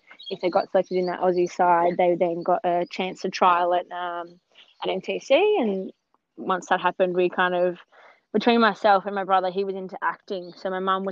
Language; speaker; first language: English; native; English